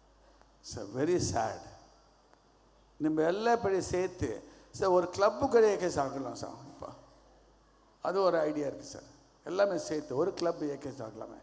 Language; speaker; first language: Tamil; non-native, learner; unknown